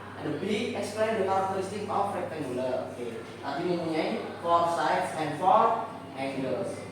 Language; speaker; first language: English; non-native, learner; Indonesian